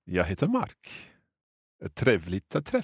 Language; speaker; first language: Swedish; non-native, learner; English